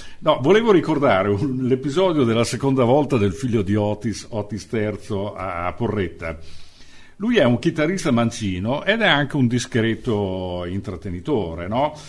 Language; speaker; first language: Italian; native; Italian